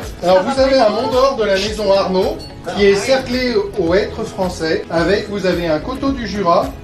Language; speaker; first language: French; native; French